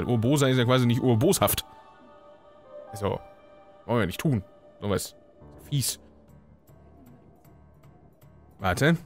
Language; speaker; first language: German; native; German